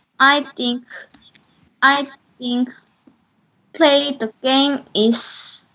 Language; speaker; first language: English; non-native, learner; Korean